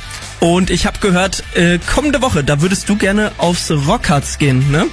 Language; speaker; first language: German; native; German